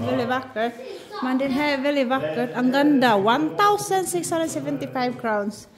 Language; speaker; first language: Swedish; non-native, learner; Filipino